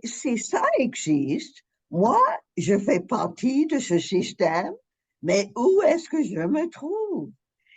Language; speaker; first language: French; non-native, fluent; English